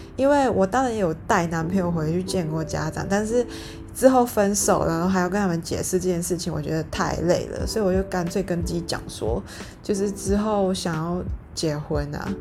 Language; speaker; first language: Chinese; native; Chinese